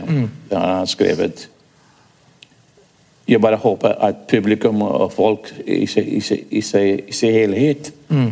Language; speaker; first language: Norwegian; non-native, fluent; English